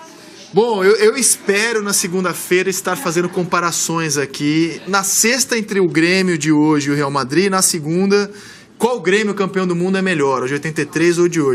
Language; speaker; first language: Portuguese; native; Portuguese